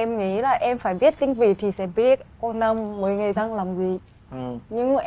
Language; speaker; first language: Vietnamese; non-native, learner; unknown